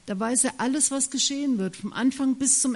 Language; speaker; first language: German; native; German